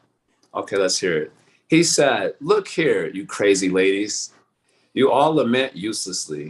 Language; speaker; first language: English; native; English